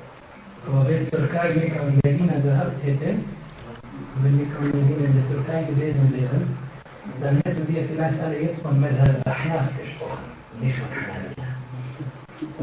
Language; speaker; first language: German; non-native, fluent; Arabic